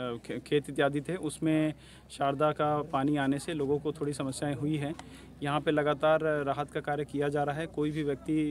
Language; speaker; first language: Hindi; native; Hindi